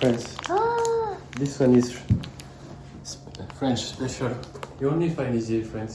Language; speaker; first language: English; non-native, learner; French